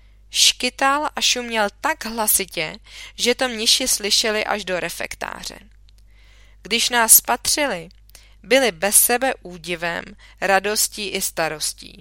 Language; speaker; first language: Czech; native; Czech